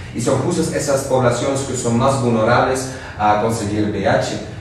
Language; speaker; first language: Spanish; non-native, fluent; Dutch